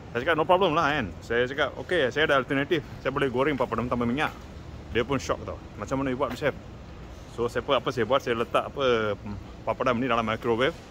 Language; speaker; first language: Malay; non-native, local second language; Tamil